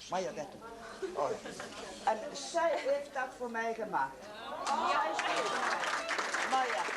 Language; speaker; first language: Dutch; non-native, learner; Estonian